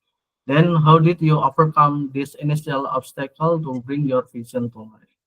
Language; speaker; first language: English; non-native, learner; Indonesian